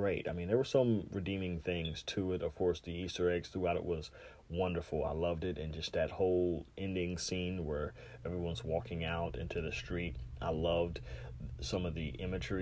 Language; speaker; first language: English; native; English